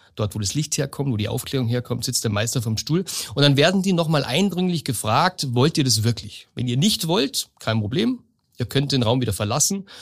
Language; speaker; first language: German; native; German